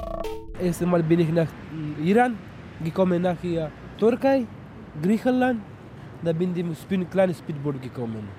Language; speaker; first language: German; non-native, learner; Pashto